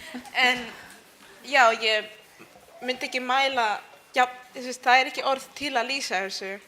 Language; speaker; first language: Icelandic; early bilingual, other home language; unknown